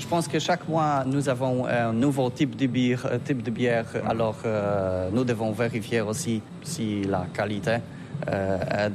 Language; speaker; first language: French; non-native, learner; Polish